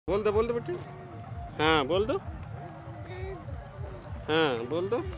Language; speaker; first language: Hindi; non-native, local second language; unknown